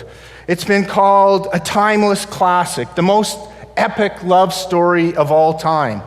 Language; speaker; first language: English; native; English